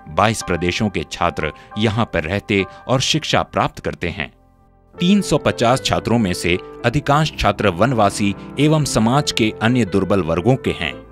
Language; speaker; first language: Hindi; native; Hindi